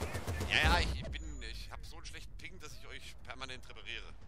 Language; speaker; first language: German; native; German